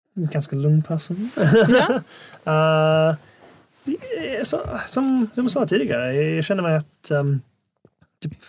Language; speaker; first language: Swedish; non-native, fluent; English